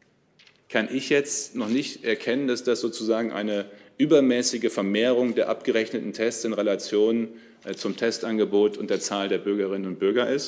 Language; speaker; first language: German; native; German